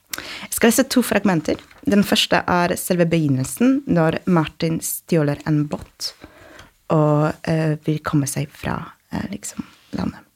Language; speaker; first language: Norwegian; non-native, fluent; Polish